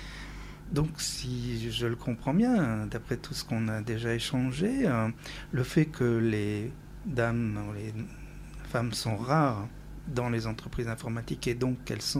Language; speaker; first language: French; native; French